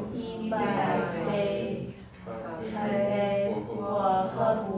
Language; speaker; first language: Chinese; non-native, learner; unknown